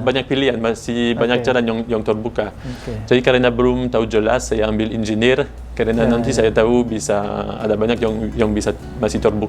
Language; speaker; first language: Indonesian; non-native, fluent; French